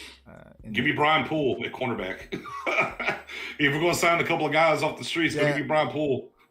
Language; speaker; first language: English; native; English